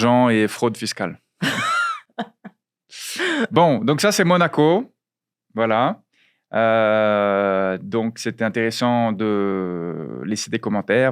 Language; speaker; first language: French; non-native, fluent; Portuguese